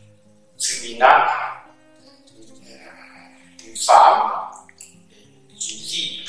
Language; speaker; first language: French; non-native, learner; Chinese